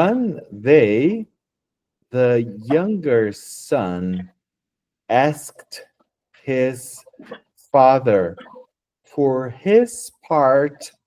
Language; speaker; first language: English; non-native, fluent; Portuguese